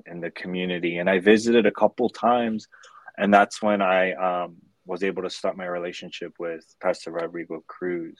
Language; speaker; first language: English; native; English